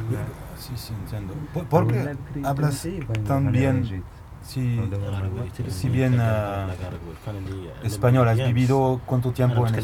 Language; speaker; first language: Spanish; non-native, learner; French